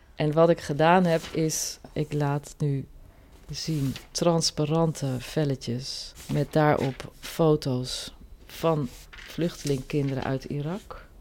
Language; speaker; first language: Dutch; native; Dutch